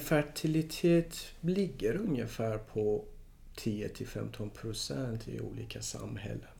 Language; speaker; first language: Swedish; non-native, fluent; Persian